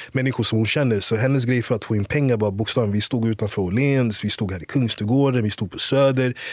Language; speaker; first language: Swedish; early bilingual, other home language; English